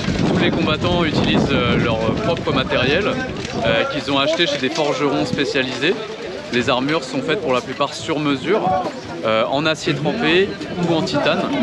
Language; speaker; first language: French; native; French